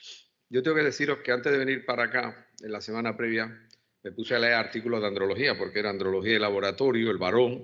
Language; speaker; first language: Spanish; native; Spanish